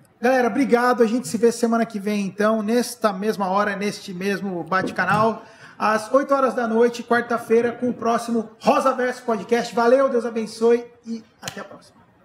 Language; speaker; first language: Portuguese; native; Portuguese